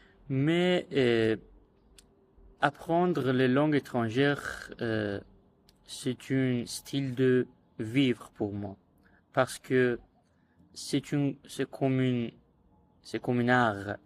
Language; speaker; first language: French; non-native, learner; Azerbaijani